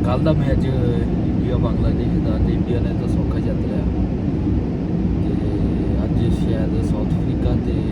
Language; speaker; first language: Punjabi; native; Punjabi